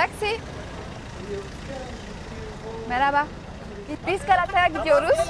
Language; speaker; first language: Turkish; non-native, learner; French